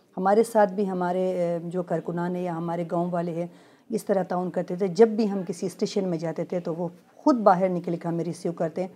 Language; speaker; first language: Urdu; non-native, local second language; Khowar